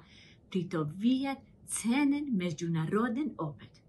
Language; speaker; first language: Bulgarian; non-native, fluent; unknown